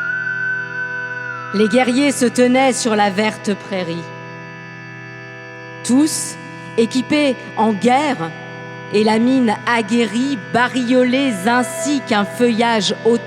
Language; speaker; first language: French; native; French